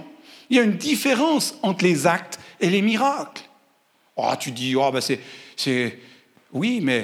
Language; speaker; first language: French; native; French